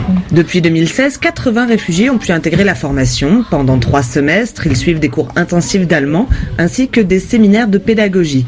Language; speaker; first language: French; native; French